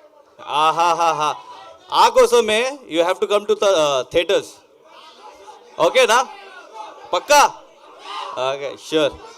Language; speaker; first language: Telugu; non-native, learner; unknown